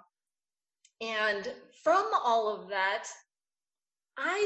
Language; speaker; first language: English; native; English